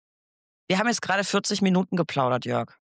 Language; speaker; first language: German; native; German